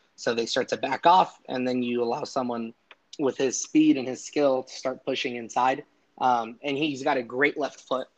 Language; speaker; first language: English; native; English